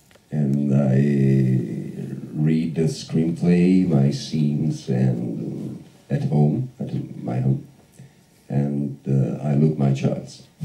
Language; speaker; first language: English; non-native, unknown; Italian